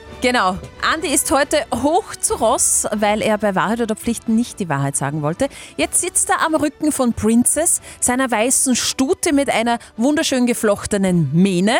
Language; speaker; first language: German; native; German